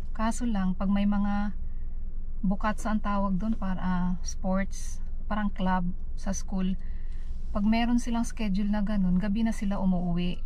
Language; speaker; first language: Filipino; native; Filipino